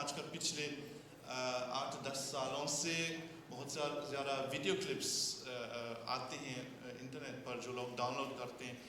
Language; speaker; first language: Hindi; non-native, fluent; German